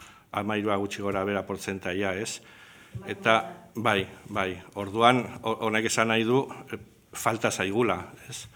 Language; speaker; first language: Basque; non-native, local second language; Spanish